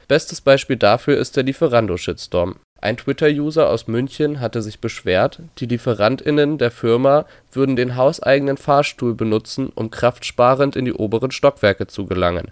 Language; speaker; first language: German; native; German